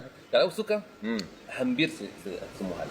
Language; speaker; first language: Indonesian; non-native, fluent; Arabic